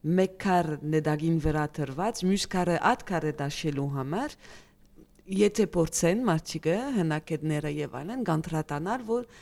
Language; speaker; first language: Armenian; early bilingual, heritage; Armenian